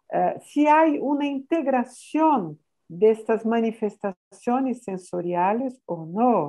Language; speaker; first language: Spanish; non-native, fluent; Portuguese